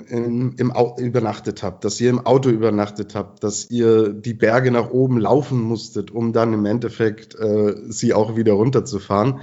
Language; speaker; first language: German; native; German